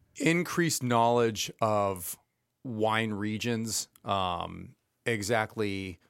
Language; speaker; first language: English; early bilingual, other home language; Spanish